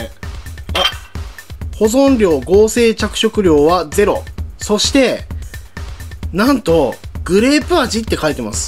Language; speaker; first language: Japanese; native; Japanese